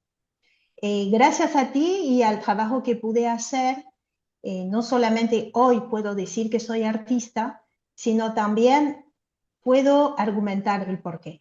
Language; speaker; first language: Spanish; non-native, fluent; French